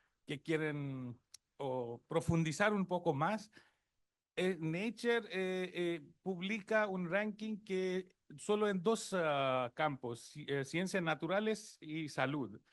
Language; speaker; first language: Spanish; non-native, fluent; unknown